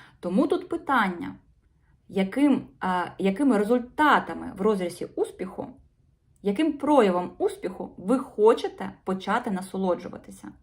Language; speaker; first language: Ukrainian; non-native, local second language; Russian